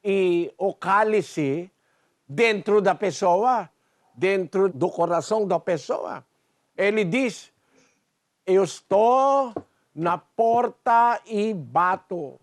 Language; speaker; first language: Portuguese; non-native, learner; Filipino